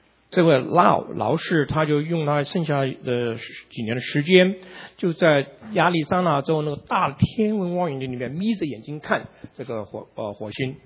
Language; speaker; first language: Chinese; native; Chinese